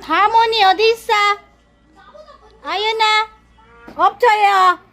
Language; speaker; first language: Korean; non-native, learner; Filipino